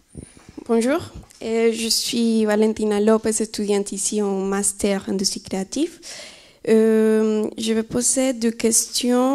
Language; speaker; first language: French; non-native, fluent; Spanish